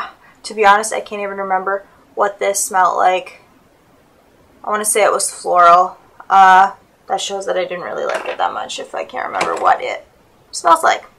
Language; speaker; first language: English; native; English